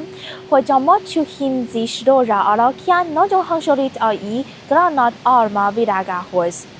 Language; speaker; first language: Hungarian; non-native, learner; Chinese